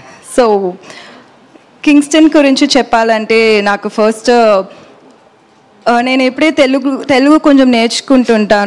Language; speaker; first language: Telugu; non-native, learner; Tamil